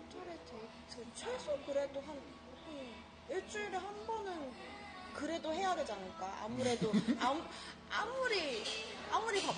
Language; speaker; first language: Korean; early bilingual, heritage; Korean